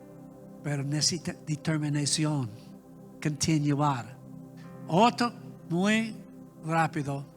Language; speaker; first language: Spanish; non-native, learner; English